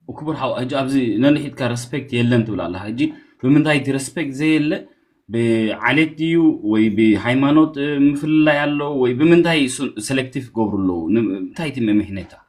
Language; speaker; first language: Tigrinya; early bilingual, heritage; Tigrinya